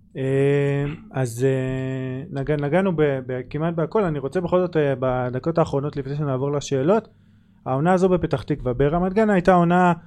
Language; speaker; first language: Hebrew; native; Hebrew